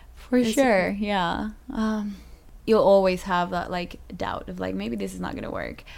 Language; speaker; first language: English; non-native, fluent; Spanish